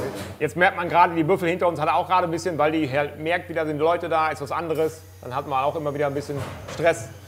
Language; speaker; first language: German; native; German